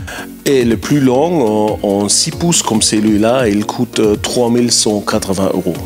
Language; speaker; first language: French; non-native, fluent; German